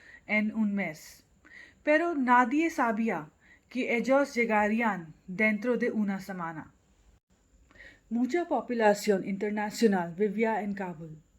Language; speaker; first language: Spanish; non-native, fluent; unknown